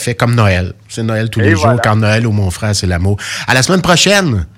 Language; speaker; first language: French; native; French